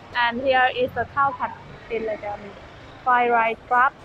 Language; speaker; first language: English; non-native, learner; Thai